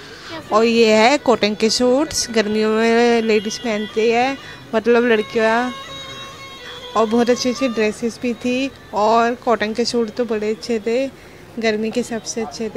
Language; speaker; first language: Hindi; native; Hindi